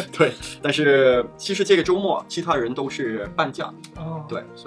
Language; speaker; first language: Chinese; non-native, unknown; Danish